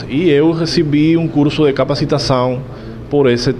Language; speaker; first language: Portuguese; non-native, learner; Spanish